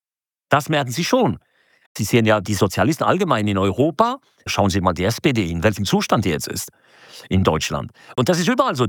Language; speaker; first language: German; native; German